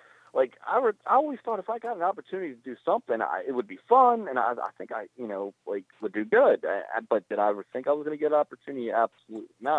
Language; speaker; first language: English; native; English